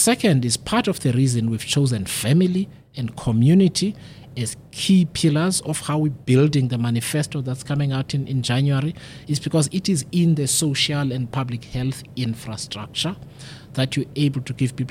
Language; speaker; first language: English; non-native, local second language; Xhosa